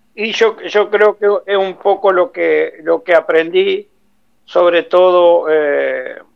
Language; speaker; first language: Spanish; native; Spanish